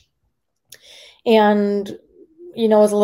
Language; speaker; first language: English; early bilingual, other home language; Spanish